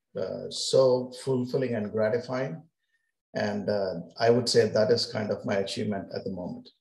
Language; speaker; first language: English; non-native, local second language; Kannada